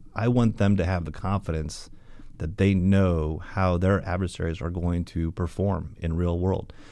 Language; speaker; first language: English; native; English